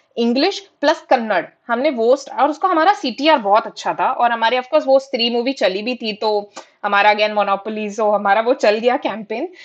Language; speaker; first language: Hindi; non-native, local second language; Marathi